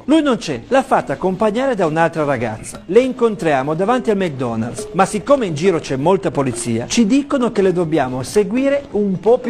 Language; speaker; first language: Italian; native; Italian